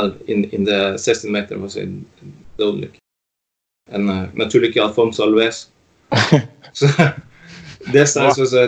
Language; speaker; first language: Dutch; non-native, fluent; Norwegian